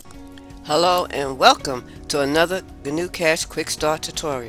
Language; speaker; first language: English; native; English